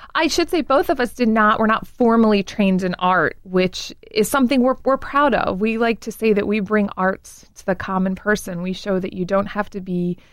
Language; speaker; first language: English; native; English